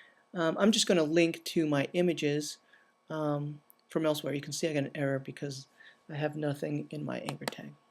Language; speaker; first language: English; native; English